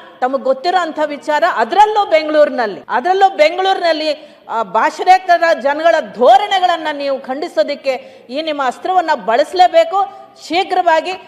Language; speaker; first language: Kannada; native; Kannada